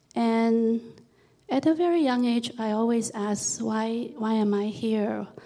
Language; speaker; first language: English; non-native, local second language; Cantonese